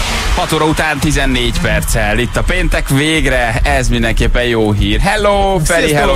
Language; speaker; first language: Hungarian; native; Hungarian